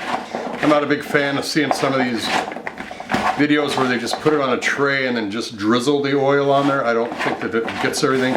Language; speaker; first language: English; native; English